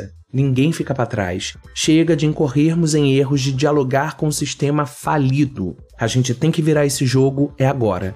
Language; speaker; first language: Portuguese; native; Portuguese